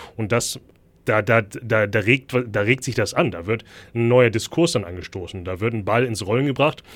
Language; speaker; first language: German; early bilingual, other home language; Thai